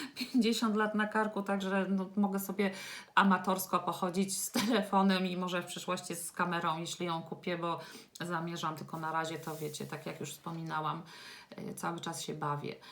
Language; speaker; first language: Polish; native; Polish